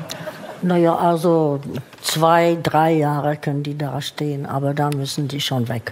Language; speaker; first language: German; non-native, fluent; Czech